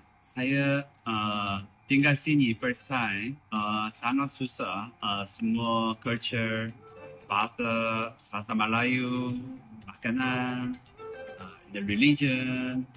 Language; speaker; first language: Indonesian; non-native, learner; Korean